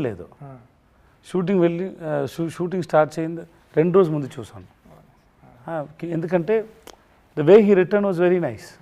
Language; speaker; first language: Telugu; non-native, learner; Tamil